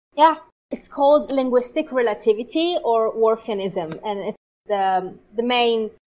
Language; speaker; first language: English; non-native, fluent; Italian